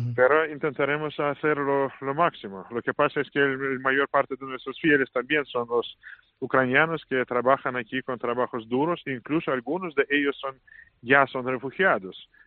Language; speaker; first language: Spanish; non-native, fluent; Russian